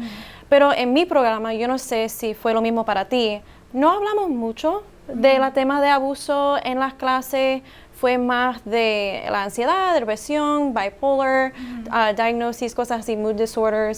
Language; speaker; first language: Spanish; early bilingual, heritage; Spanish